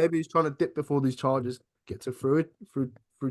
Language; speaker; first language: English; native; English